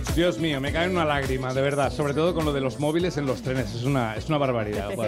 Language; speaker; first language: Spanish; native; Spanish